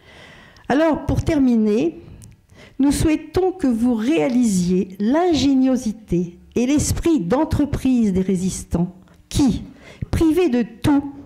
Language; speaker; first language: French; native; French